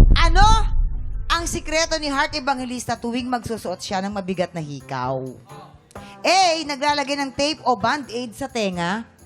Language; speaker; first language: Filipino; native; Filipino